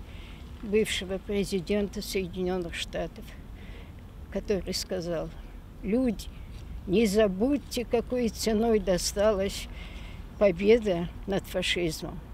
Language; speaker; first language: Russian; native; Russian